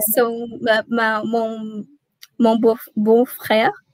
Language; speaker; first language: French; non-native, learner; Portuguese